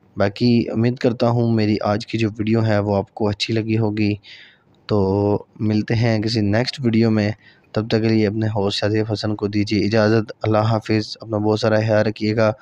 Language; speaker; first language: Urdu; non-native, local second language; Punjabi